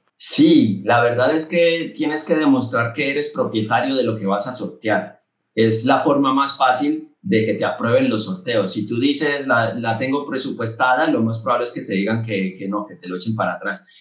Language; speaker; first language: Spanish; native; Spanish